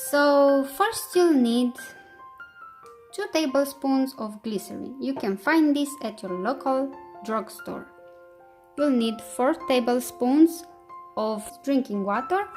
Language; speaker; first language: English; non-native, fluent; Romanian